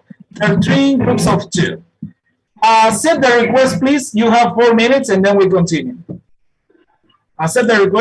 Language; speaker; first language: English; non-native, fluent; Spanish